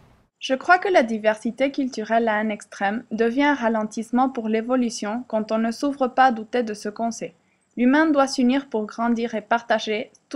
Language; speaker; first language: French; non-native, fluent; Spanish